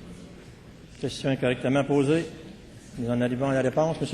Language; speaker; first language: French; native; French